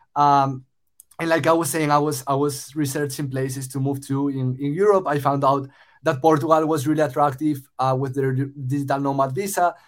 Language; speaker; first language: English; non-native, fluent; Spanish